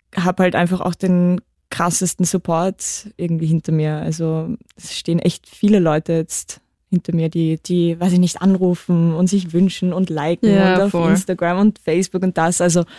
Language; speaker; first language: German; native; German